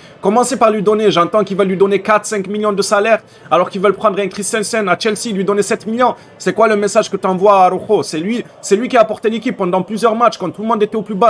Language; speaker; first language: French; native; French